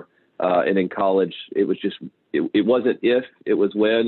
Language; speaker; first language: English; native; English